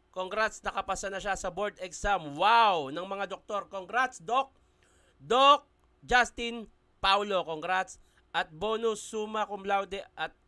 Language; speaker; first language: Filipino; native; Filipino